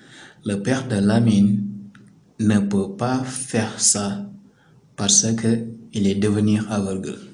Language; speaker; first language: French; non-native, learner; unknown